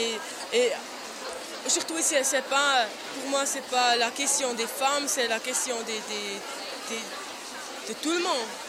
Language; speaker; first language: French; non-native, local second language; German